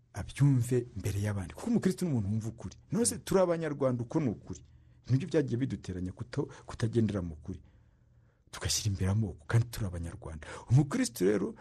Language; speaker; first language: Kinyarwanda; native; Kinyarwanda